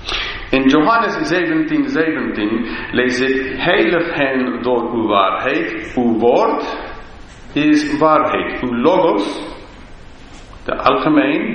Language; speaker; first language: Dutch; non-native, fluent; English